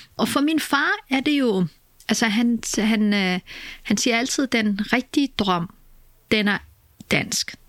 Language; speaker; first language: Danish; early bilingual, other home language; Kurdish